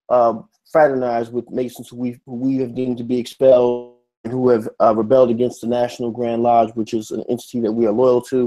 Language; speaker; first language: English; native; English